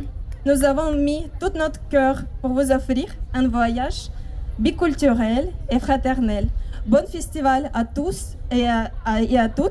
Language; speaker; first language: French; non-native, fluent; Ukrainian